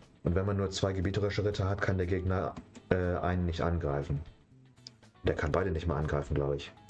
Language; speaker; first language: German; native; German